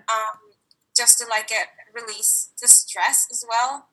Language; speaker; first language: English; non-native, fluent; Spanish